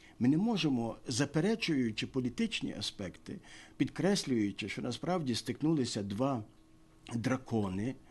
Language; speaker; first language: Ukrainian; native; Ukrainian